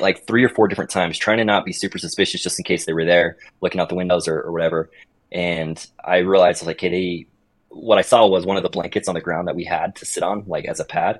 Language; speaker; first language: English; native; English